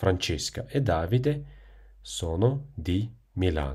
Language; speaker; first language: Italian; non-native, fluent; Russian